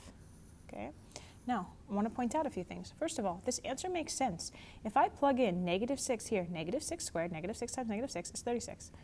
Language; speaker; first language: English; native; English